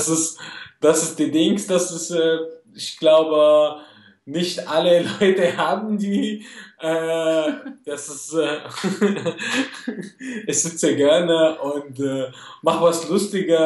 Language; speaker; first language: German; non-native, fluent; Arabic